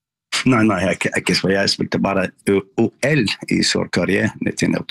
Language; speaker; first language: Norwegian; non-native, learner; Arabic